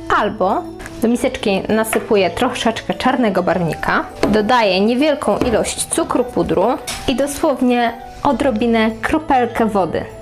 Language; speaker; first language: Polish; native; Polish